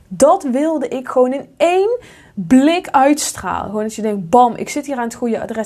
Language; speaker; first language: Dutch; native; Dutch